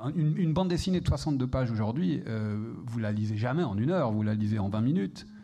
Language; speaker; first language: French; native; French